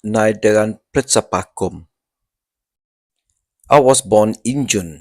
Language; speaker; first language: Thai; non-native, learner; English